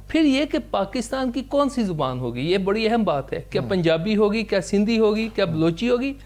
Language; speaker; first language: Urdu; non-native, local second language; Punjabi